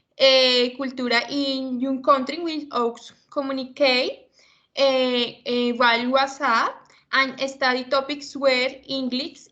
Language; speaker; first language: English; non-native, learner; Spanish